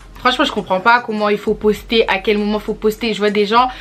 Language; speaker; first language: French; native; French